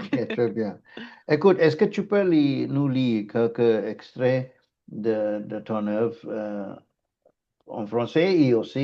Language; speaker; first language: French; non-native, fluent; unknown